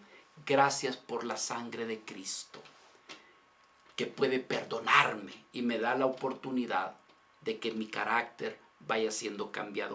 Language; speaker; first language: Spanish; native; Spanish